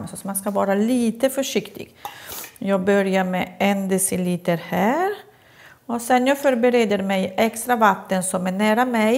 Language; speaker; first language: Swedish; non-native, fluent; Italian